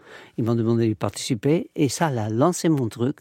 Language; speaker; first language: French; non-native, fluent; Dutch